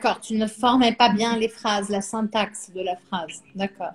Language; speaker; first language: French; non-native, fluent; Portuguese